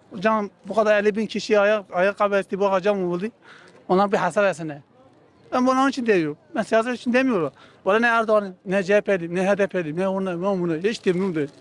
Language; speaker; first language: Turkish; non-native, local second language; Kurdish